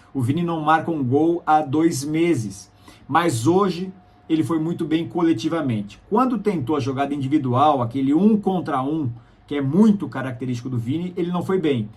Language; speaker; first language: Portuguese; native; Portuguese